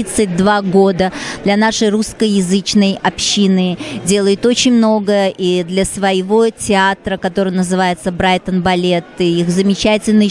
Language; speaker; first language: Russian; native; Russian